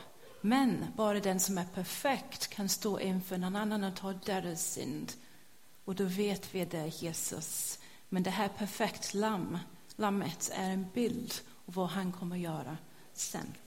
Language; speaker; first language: Swedish; non-native, fluent; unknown